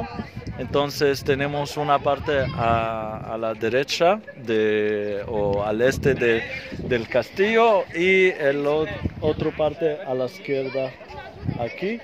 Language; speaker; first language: Spanish; non-native, fluent; Arabic